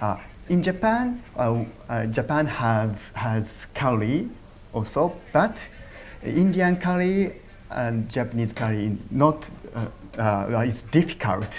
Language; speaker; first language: English; non-native, learner; Japanese